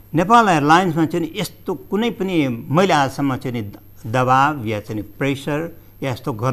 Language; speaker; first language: Nepali; native; Nepali